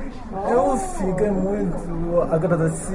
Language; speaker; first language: Portuguese; non-native, learner; Chinese